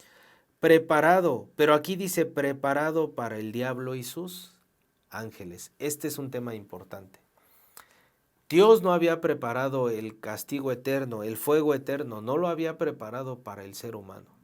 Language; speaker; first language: Spanish; native; Spanish